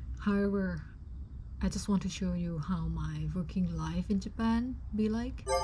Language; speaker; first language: English; non-native, fluent; Lao